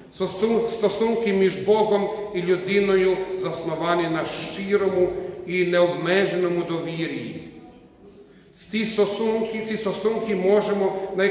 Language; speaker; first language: Ukrainian; non-native, fluent; Croatian